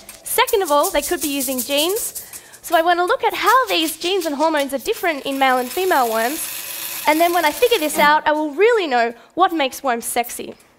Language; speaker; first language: English; native; English